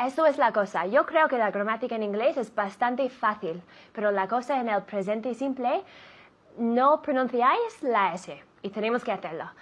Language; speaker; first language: Spanish; non-native, fluent; English